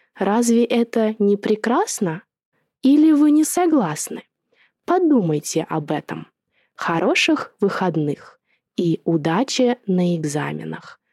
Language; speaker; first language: Russian; native; Russian